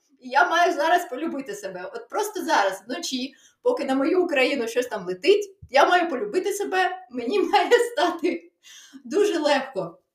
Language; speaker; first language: Ukrainian; non-native, local second language; Russian